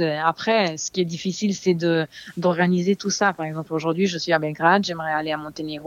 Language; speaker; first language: French; non-native, fluent; Serbian